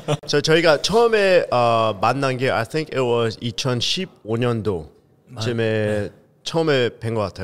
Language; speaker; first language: Korean; early bilingual, heritage; Korean